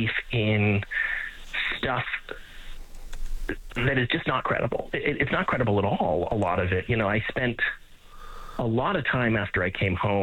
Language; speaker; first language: English; native; English